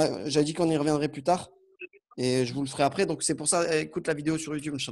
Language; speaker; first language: French; native; French